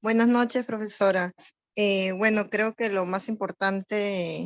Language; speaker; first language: Spanish; native; Spanish